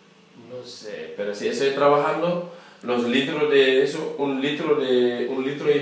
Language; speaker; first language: Spanish; non-native, learner; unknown